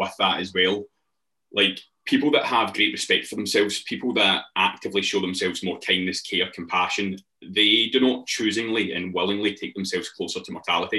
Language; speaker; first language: English; native; English